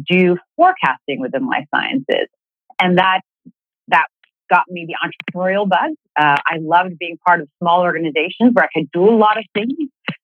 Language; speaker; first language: English; native; English